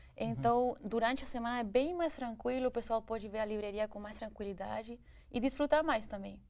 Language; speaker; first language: Portuguese; non-native, fluent; Spanish